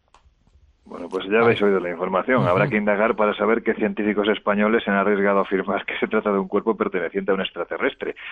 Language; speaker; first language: Spanish; native; Spanish